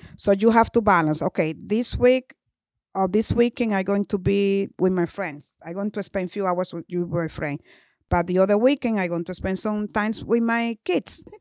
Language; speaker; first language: English; non-native, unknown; Spanish